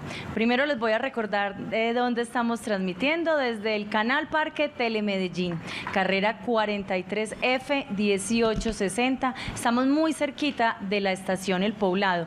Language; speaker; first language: Spanish; native; Spanish